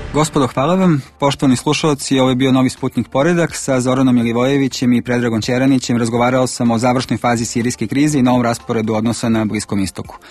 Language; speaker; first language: Serbian; native; Serbian